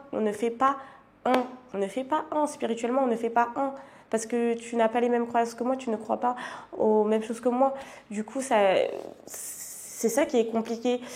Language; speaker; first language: French; native; French